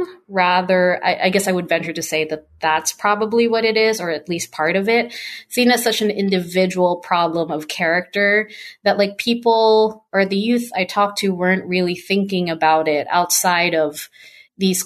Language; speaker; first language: English; non-native, local second language; Filipino